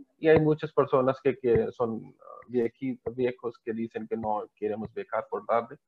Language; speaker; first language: Spanish; non-native, learner; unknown